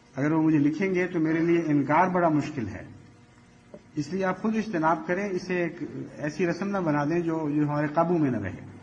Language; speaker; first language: Hindi; native; Hindi